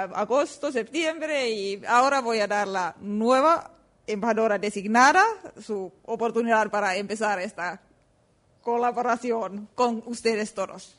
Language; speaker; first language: Spanish; non-native, learner; Finnish